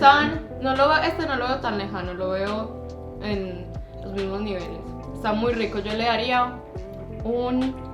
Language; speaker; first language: Spanish; native; Spanish